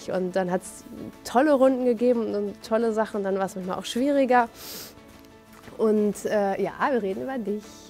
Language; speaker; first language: German; native; German